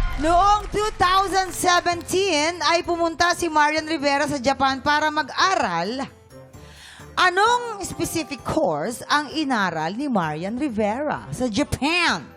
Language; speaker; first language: Filipino; native; Filipino